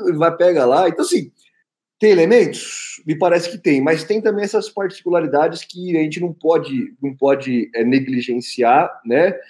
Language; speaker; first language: Portuguese; native; Portuguese